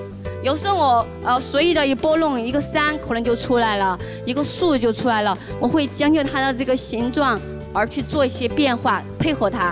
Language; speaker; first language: Chinese; native; Chinese